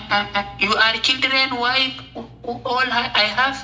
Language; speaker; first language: English; non-native, learner; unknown